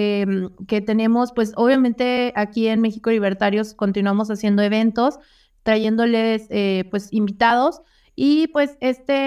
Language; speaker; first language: Spanish; native; Spanish